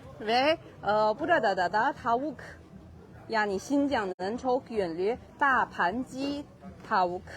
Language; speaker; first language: Turkish; non-native, learner; Chinese